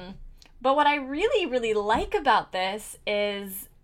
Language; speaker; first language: English; native; English